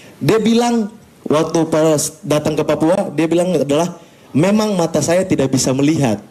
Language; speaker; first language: Indonesian; native; Indonesian